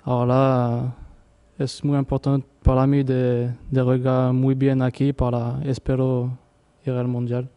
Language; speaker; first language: Spanish; non-native, learner; French